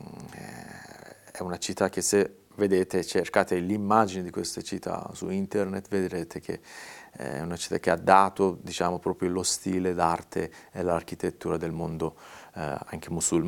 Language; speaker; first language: Italian; non-native, fluent; Persian